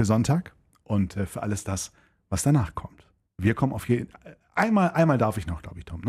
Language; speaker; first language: German; native; German